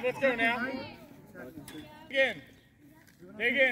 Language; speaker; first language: English; native; English